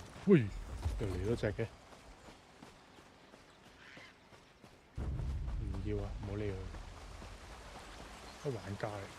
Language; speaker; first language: Chinese; native; Chinese